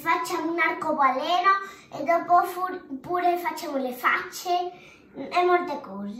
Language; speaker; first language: Italian; early bilingual, heritage; Italian